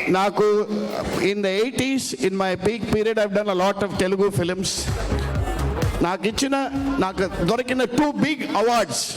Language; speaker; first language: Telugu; non-native, learner; Punjabi